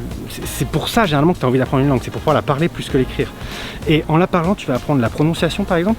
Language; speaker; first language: French; native; French